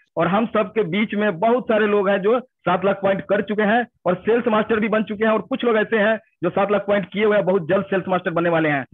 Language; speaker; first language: Hindi; native; Hindi